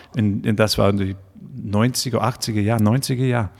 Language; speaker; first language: German; non-native, fluent; English